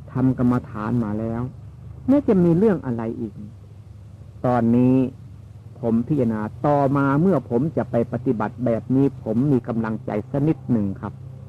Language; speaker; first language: Thai; native; Thai